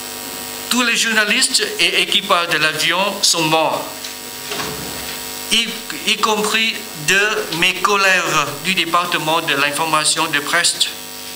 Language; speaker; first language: French; non-native, learner; Vietnamese